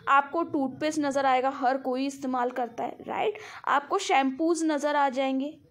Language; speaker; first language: Hindi; non-native, local second language; Punjabi